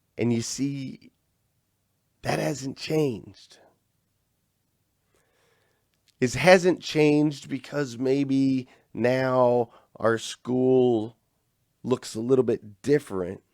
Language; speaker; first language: English; native; English